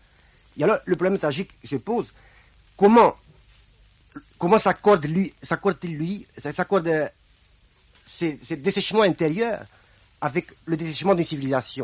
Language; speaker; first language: French; non-native, fluent; Romanian